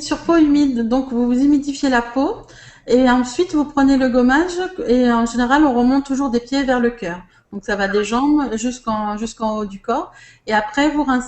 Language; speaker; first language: French; native; French